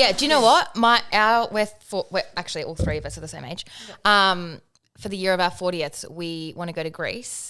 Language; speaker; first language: English; native; English